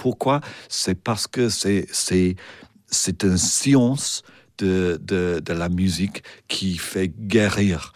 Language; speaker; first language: French; non-native, fluent; English